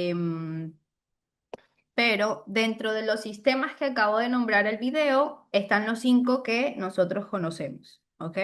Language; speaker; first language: Spanish; native; Spanish